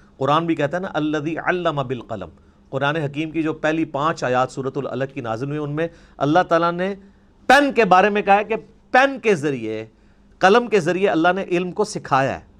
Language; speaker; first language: Urdu; non-native, local second language; Punjabi